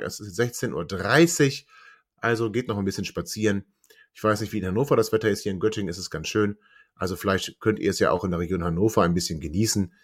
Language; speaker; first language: German; native; German